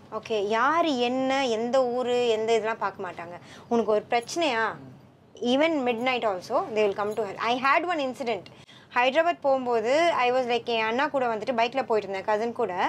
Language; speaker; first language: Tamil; non-native, local second language; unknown